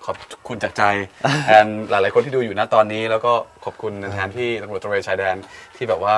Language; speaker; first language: Thai; native; Thai